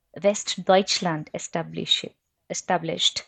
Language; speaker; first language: German; non-native, fluent; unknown